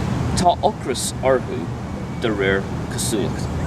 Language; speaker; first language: Irish; non-native, local second language; English